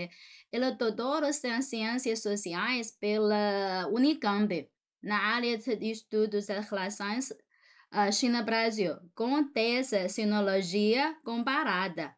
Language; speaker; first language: Portuguese; non-native, fluent; Chinese